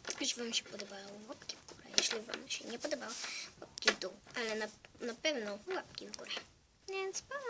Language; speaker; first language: Polish; early bilingual, heritage; Polish